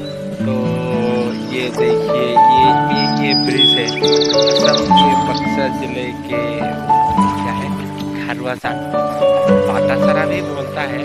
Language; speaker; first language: Hindi; non-native, local second language; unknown